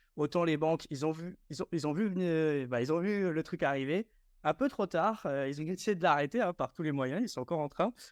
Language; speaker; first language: French; native; French